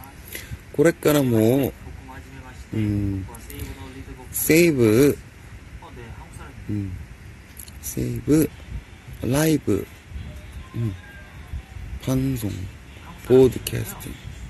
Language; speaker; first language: Japanese; non-native, learner; Korean